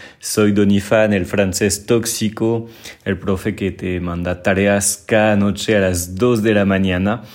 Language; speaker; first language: Spanish; non-native, fluent; French